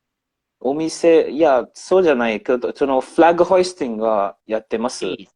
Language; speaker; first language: Japanese; non-native, learner; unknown